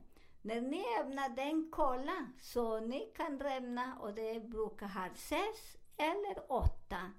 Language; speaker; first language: Swedish; non-native, learner; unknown